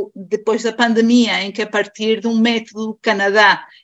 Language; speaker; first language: Portuguese; non-native, fluent; Spanish